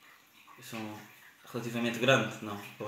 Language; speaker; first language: Portuguese; native; Portuguese